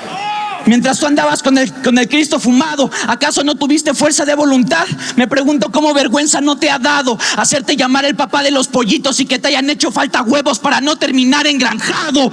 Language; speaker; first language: Spanish; native; Spanish